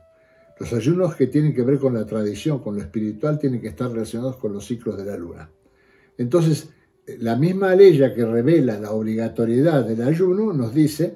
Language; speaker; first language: Spanish; native; Spanish